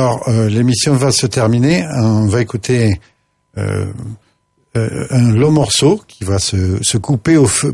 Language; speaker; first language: French; native; French